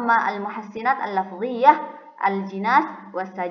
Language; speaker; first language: Arabic; non-native, fluent; Indonesian